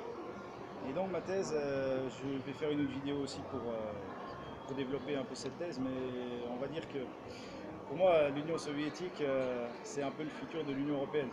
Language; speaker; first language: French; native; French